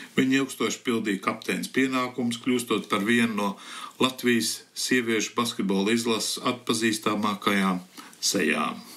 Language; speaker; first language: Latvian; early bilingual, heritage; Latvian